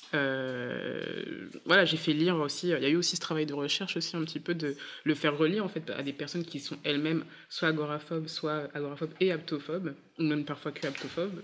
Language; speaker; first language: French; native; French